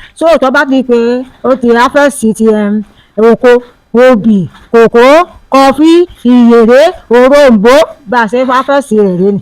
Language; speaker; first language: Yoruba; native; Yoruba